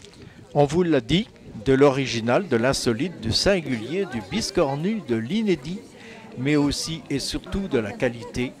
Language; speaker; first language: French; native; French